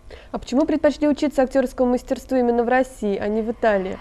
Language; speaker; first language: Russian; native; Russian